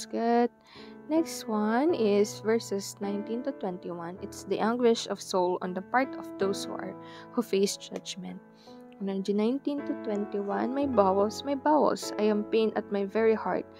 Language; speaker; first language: English; non-native, local second language; Iloko